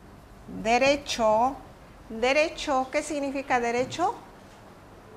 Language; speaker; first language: Spanish; native; Spanish